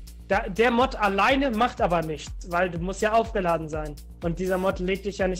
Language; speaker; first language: German; native; German